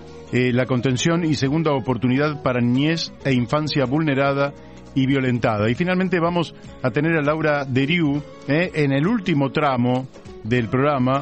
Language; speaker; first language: Spanish; native; Spanish